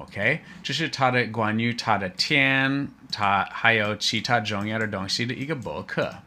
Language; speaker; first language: Chinese; non-native, fluent; English